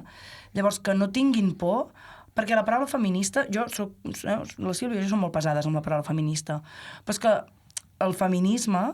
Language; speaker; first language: Catalan; native; Catalan